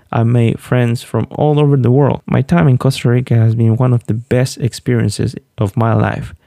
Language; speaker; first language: English; non-native, fluent; Spanish